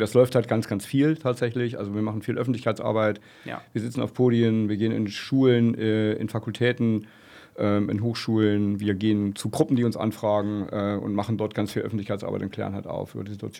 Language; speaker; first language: German; native; German